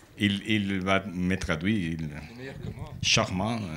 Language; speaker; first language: French; non-native, learner; Spanish